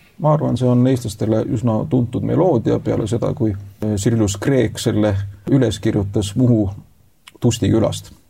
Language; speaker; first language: Estonian; native; Estonian